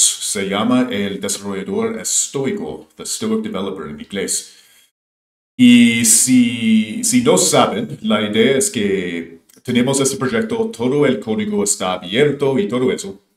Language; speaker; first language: Spanish; non-native, fluent; English